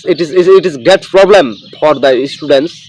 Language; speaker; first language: English; non-native, local second language; Bangla